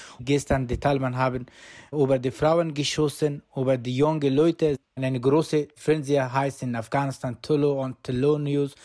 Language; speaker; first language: German; non-native, learner; Persian